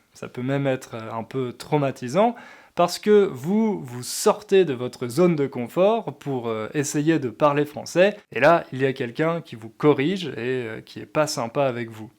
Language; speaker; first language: French; native; French